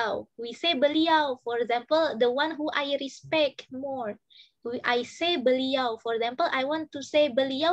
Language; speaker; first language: English; non-native, fluent; Indonesian